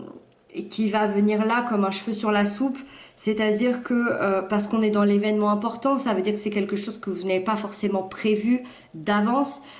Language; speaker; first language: French; native; French